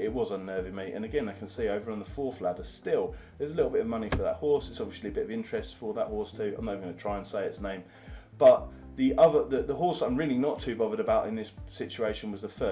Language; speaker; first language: English; native; English